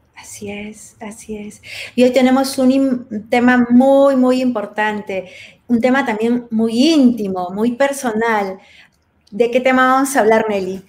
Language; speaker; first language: Spanish; native; Spanish